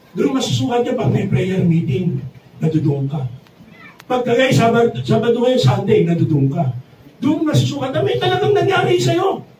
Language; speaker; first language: Filipino; native; Filipino